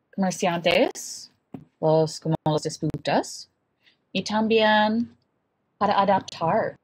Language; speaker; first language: Spanish; non-native, learner; English